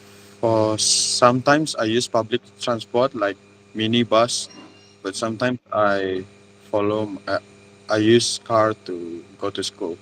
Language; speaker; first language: English; non-native, learner; Malay